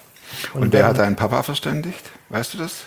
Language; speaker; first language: German; native; German